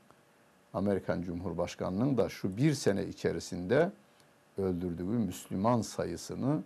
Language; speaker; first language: Turkish; native; Turkish